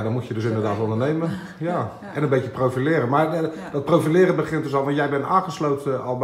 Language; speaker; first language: Dutch; native; Dutch